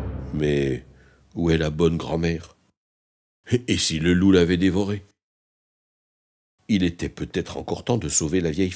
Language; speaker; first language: French; native; French